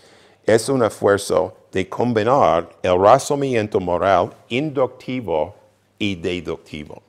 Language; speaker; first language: Spanish; non-native, fluent; English